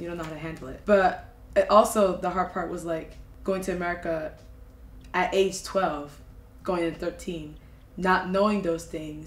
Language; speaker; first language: English; early bilingual, other home language; Japanese